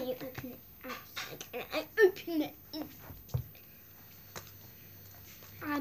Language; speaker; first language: English; native; English